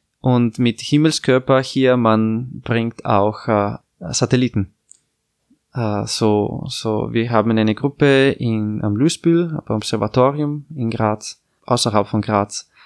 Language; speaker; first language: German; non-native, fluent; Italian